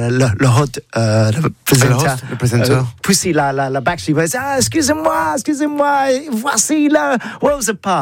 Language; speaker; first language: French; non-native, learner; English